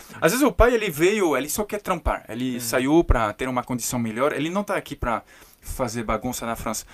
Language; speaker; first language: Portuguese; non-native, fluent; French